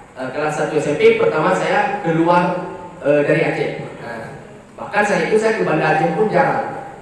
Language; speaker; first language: Indonesian; non-native, local second language; Achinese